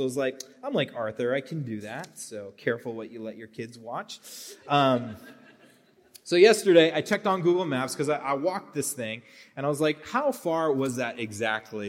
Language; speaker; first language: English; native; English